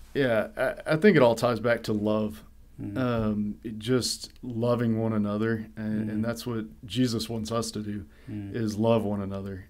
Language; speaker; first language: English; native; English